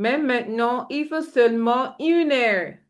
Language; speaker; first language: French; non-native, fluent; English